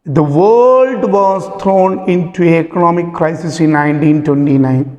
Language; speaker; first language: English; non-native, local second language; Malayalam